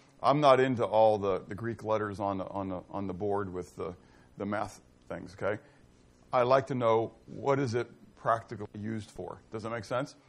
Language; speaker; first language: English; native; English